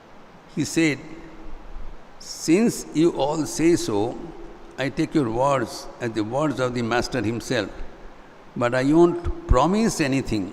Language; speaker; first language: English; non-native, local second language; Hindi